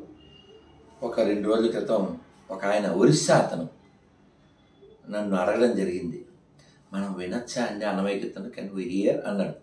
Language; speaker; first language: Telugu; native; Telugu